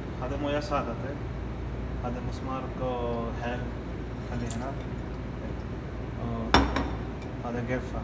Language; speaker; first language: Arabic; non-native, learner; Urdu